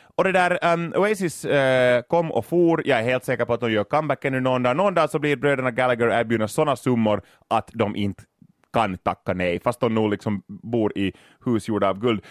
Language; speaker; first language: Swedish; native; Swedish